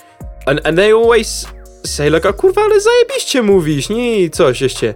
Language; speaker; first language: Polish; non-native, learner; Czech